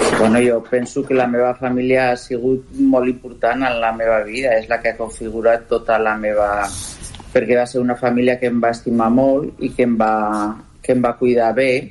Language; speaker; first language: Catalan; non-native, local second language; Spanish